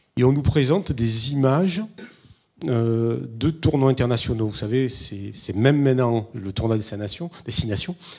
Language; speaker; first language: French; native; French